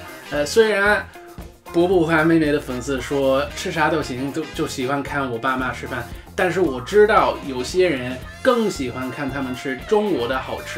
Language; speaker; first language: Chinese; non-native, fluent; English